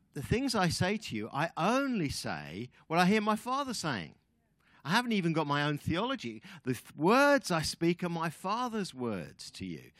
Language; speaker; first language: English; native; English